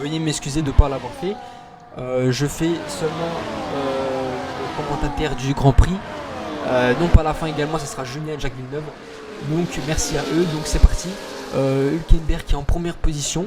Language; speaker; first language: French; native; French